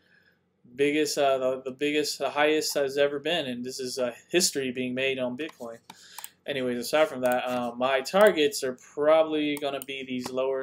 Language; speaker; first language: English; native; English